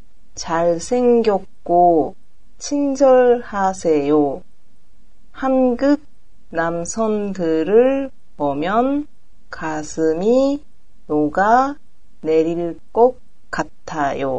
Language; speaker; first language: Korean; non-native, learner; Japanese